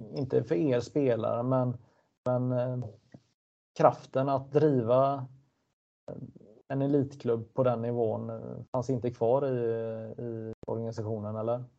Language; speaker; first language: Swedish; native; Swedish